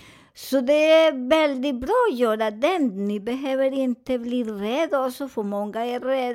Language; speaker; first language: Swedish; non-native, fluent; Spanish